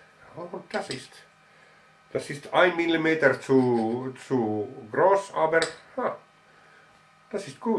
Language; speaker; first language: German; non-native, learner; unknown